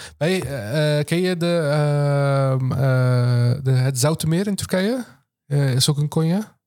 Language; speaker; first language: Dutch; early bilingual, other home language; Turkish